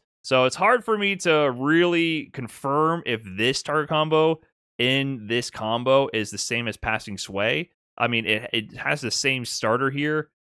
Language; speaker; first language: English; native; English